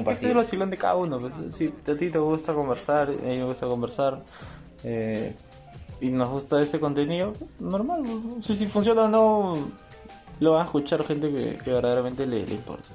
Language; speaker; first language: Spanish; native; Spanish